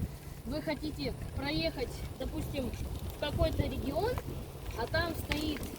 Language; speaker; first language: Russian; early bilingual, other home language; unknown